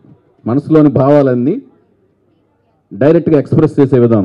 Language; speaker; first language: Telugu; native; Telugu